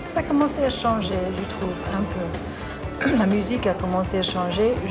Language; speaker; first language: French; non-native, learner; English